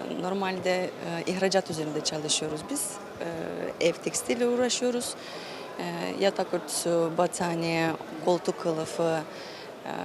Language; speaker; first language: Turkish; non-native, fluent; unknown